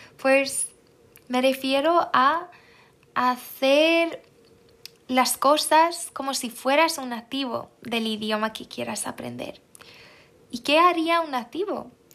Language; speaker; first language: Spanish; non-native, fluent; Swedish